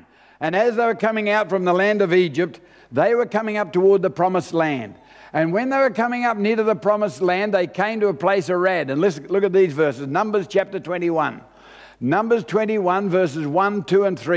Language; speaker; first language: English; native; English